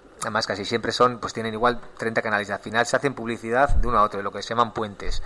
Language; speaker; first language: Spanish; native; Spanish